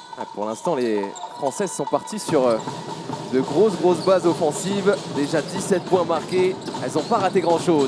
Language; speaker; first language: French; native; French